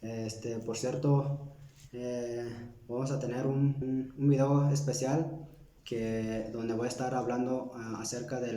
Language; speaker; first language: Spanish; non-native, local second language; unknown